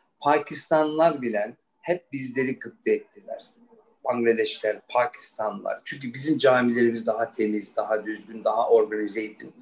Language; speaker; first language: Turkish; early bilingual, heritage; Turkish